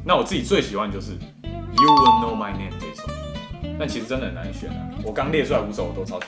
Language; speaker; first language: Chinese; native; Chinese